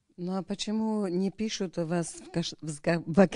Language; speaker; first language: Russian; non-native, learner; Slovak